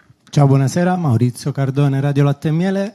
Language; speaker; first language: Italian; native; Italian